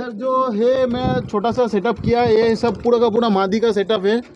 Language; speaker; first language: Hindi; non-native, local second language; Bangla